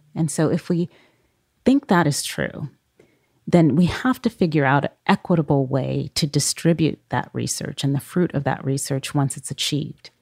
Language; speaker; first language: English; native; English